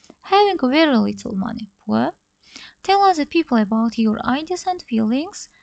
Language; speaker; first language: English; non-native, fluent; Azerbaijani